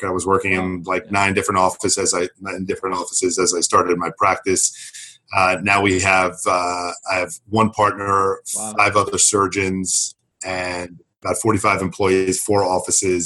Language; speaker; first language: English; native; English